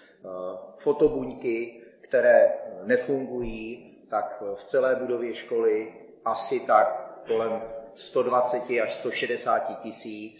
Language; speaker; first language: Czech; native; Czech